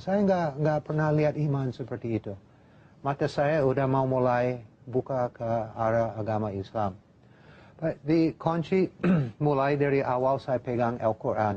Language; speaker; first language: Indonesian; non-native, learner; English